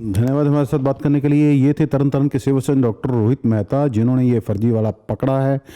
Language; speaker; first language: Hindi; non-native, local second language; Punjabi